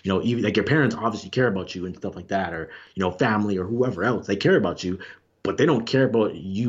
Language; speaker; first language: English; native; English